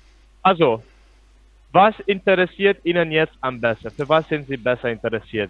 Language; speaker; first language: German; non-native, fluent; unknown